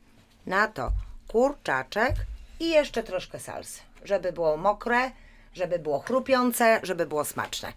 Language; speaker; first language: Polish; native; Polish